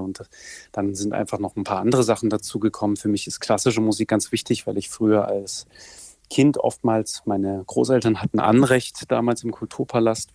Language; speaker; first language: German; native; German